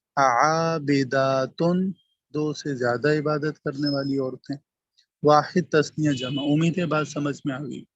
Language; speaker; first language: Urdu; native; Urdu